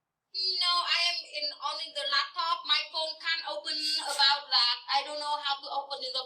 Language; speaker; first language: English; non-native, learner; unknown